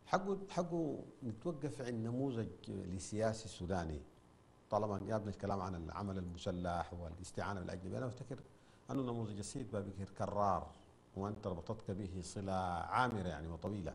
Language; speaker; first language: Arabic; native; Arabic